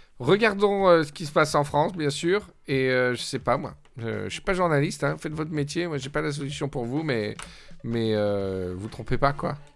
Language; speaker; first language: French; native; French